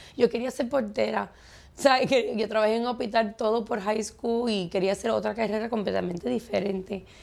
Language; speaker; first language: Spanish; early bilingual, heritage; Spanish